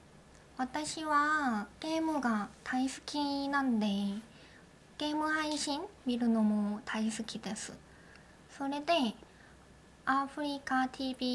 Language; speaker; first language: Japanese; non-native, learner; Korean